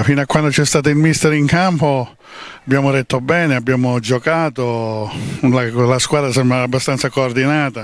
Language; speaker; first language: Italian; native; Italian